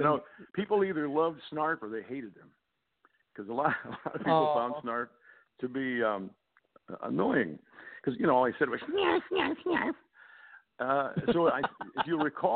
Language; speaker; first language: English; native; English